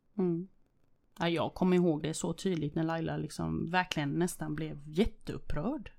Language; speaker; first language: Swedish; early bilingual, other home language; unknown